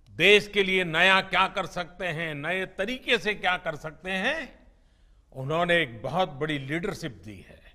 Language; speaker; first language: Hindi; non-native, local second language; Gujarati